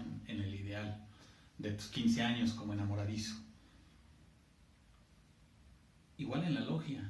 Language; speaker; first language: Spanish; native; Spanish